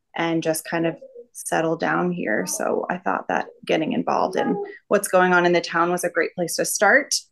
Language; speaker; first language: English; native; English